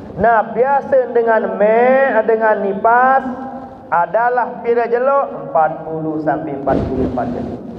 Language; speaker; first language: Malay; non-native, local second language; Sasak